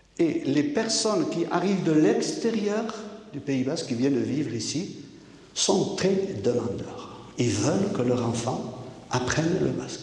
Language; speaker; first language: French; non-native, local second language; Basque